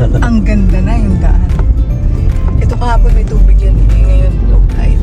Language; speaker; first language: Filipino; native; Filipino